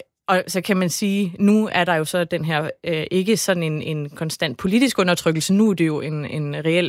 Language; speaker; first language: Danish; native; Danish